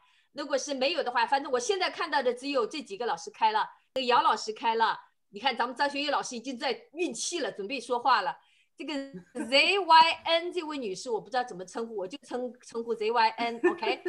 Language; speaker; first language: Chinese; native; Chinese